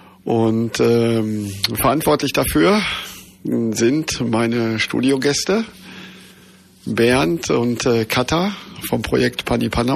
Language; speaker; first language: German; native; German